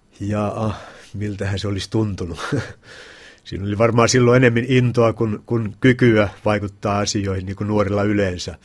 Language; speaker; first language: Finnish; native; Finnish